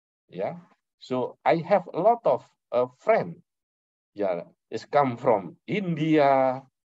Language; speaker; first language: English; non-native, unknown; Indonesian